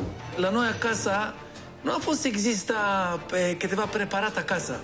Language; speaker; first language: Romanian; non-native, learner; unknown